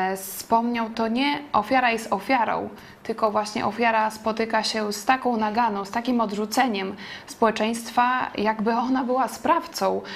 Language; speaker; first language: Polish; native; Polish